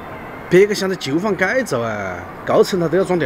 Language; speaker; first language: Chinese; native; Chinese